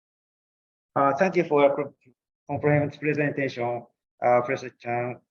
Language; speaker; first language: English; non-native, learner; Japanese